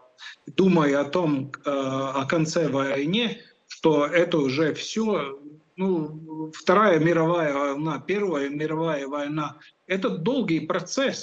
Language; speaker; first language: Russian; non-native, local second language; Latvian